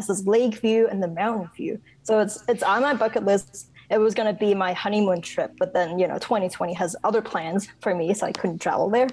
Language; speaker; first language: English; non-native, local second language; Cantonese